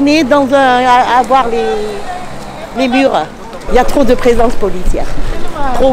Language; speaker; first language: French; native; French